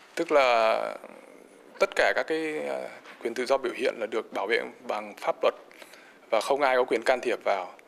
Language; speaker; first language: Vietnamese; native; Vietnamese